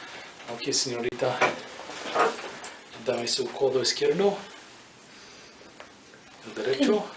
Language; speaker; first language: Spanish; non-native, learner; English